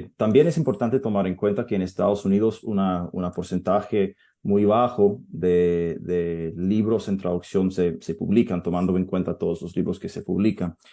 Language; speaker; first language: Spanish; non-native, fluent; English